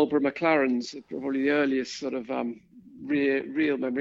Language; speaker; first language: English; native; English